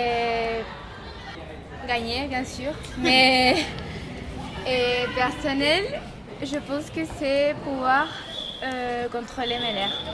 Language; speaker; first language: French; non-native, learner; Spanish